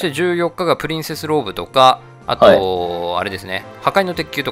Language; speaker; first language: Japanese; native; Japanese